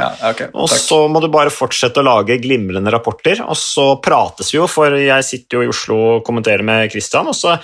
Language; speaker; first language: Norwegian; native; Norwegian